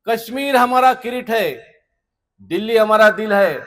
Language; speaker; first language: Hindi; non-native, local second language; Marathi